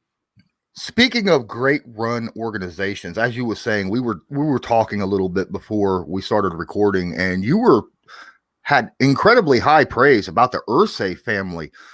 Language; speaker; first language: English; native; English